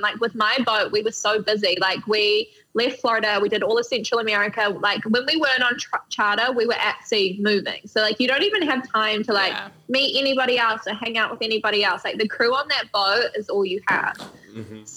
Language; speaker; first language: English; native; English